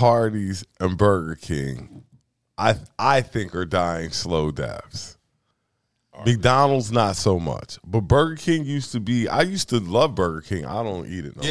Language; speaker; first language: English; native; English